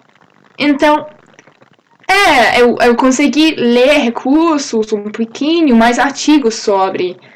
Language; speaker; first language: Portuguese; non-native, fluent; English